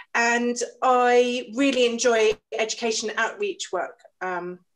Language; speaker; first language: English; native; English